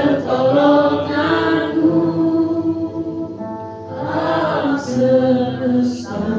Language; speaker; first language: Indonesian; native; Indonesian